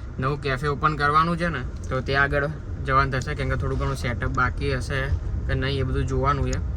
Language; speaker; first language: Gujarati; native; Gujarati